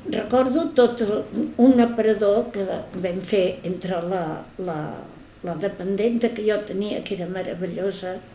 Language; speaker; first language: Catalan; native; Catalan